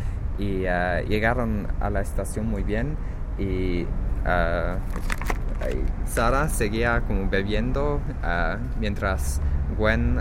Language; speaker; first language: Spanish; non-native, fluent; English